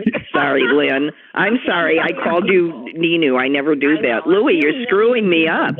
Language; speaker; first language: English; native; English